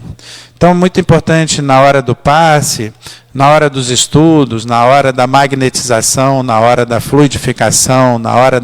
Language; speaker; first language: Portuguese; native; Portuguese